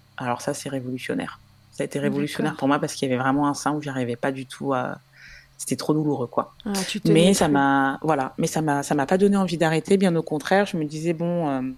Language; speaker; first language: French; native; French